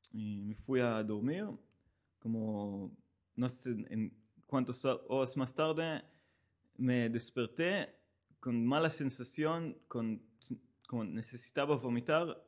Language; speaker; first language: Spanish; non-native, learner; Hebrew